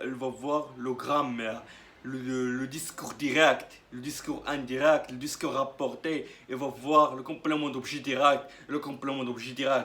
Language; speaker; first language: French; non-native, learner; Arabic